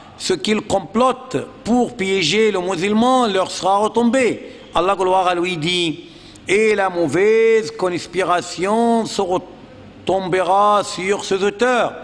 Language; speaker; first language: French; non-native, fluent; Arabic